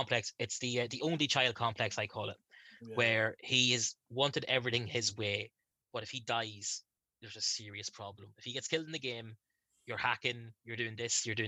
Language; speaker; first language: English; native; English